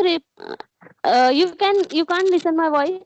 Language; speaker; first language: English; non-native, learner; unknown